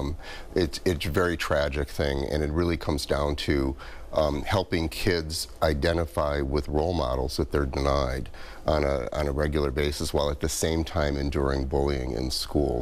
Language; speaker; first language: English; native; English